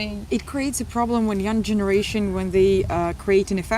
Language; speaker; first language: English; non-native, fluent; Russian